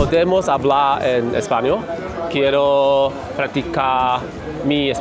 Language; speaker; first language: Spanish; non-native, learner; Chinese